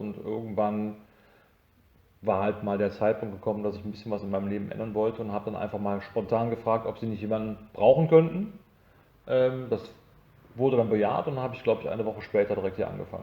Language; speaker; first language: German; native; German